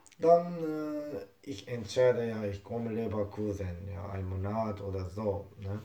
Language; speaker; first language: German; non-native, learner; Japanese